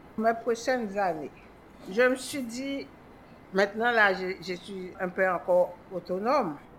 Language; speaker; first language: French; non-native, local second language; Haitian Creole